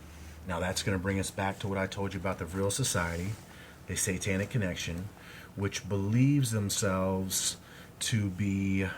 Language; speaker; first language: English; native; English